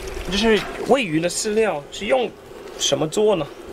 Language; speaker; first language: Chinese; non-native, fluent; English